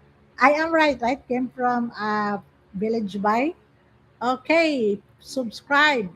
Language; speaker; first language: English; non-native, local second language; Filipino